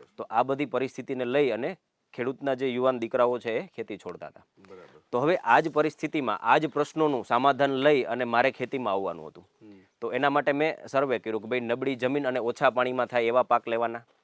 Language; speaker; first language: Gujarati; native; Gujarati